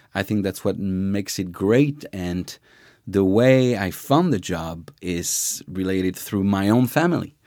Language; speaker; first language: English; non-native, fluent; French